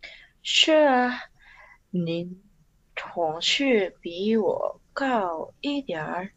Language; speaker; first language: Chinese; non-native, learner; Indonesian